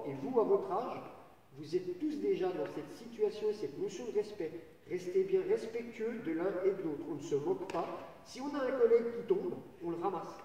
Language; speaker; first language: French; native; French